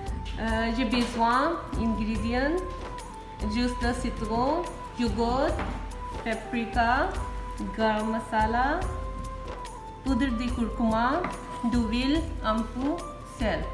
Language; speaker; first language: French; non-native, learner; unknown